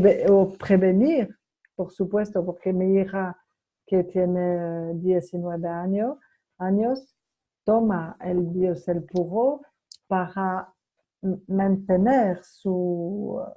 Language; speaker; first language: Spanish; non-native, fluent; French